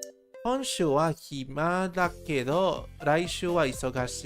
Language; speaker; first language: Japanese; non-native, learner; English